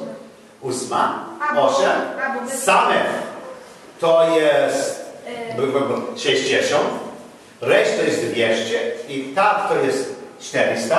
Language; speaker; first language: Polish; non-native, learner; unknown